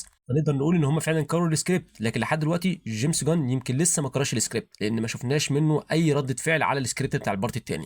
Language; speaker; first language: Arabic; native; Arabic